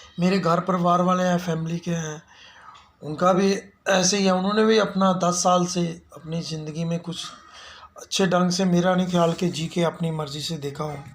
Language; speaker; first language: Hindi; non-native, local second language; Punjabi